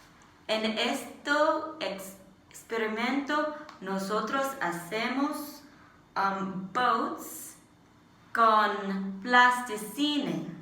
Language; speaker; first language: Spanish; non-native, learner; English